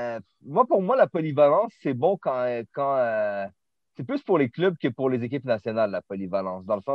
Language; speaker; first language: French; native; French